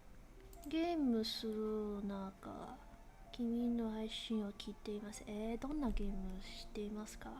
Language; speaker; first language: Japanese; non-native, learner; English